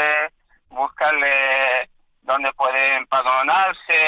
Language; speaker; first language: Spanish; non-native, fluent; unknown